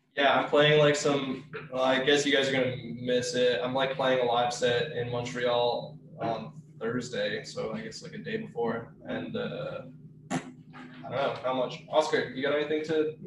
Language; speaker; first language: English; native; English